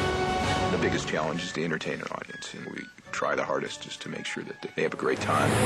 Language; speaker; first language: English; native; English